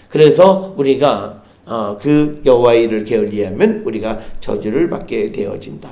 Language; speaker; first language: Korean; native; Korean